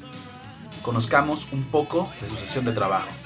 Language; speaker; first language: Spanish; native; Spanish